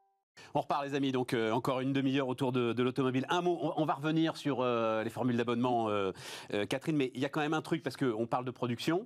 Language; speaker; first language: French; native; French